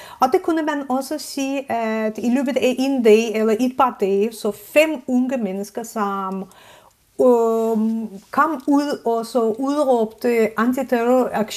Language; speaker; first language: Danish; non-native, fluent; Azerbaijani